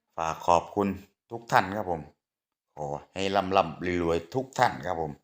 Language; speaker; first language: Thai; native; Thai